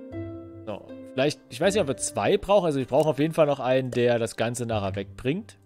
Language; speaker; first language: German; native; German